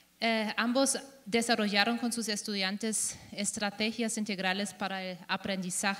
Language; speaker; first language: Spanish; non-native, fluent; German